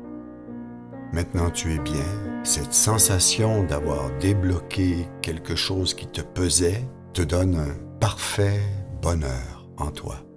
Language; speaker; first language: French; native; French